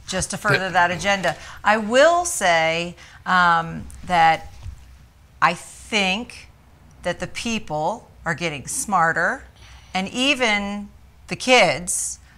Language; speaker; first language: English; native; English